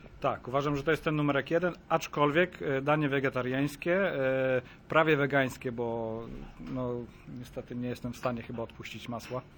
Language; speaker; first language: Polish; native; Polish